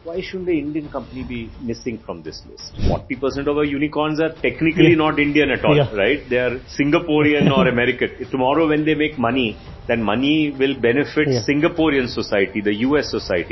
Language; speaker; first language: English; non-native, local second language; Hindi